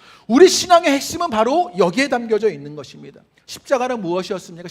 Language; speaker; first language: Korean; native; Korean